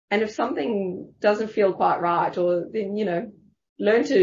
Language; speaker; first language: English; native; English